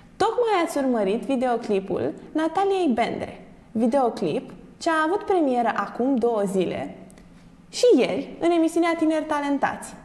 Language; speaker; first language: Romanian; native; Romanian